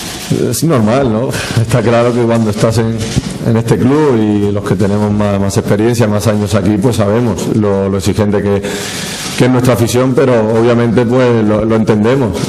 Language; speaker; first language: Spanish; native; Spanish